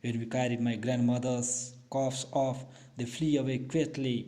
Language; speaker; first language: English; non-native, local second language; Hindi